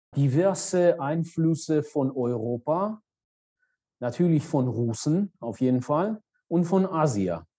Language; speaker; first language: German; non-native, fluent; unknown